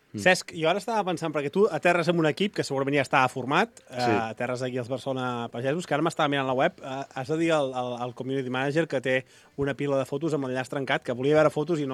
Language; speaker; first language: Catalan; native; Catalan